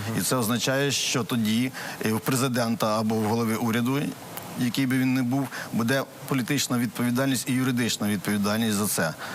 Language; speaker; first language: Ukrainian; native; Ukrainian